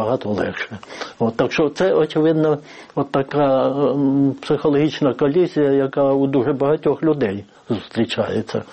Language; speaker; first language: Ukrainian; native; Ukrainian